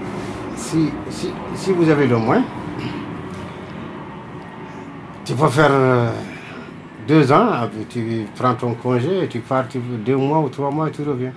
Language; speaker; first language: French; non-native, local second language; Fula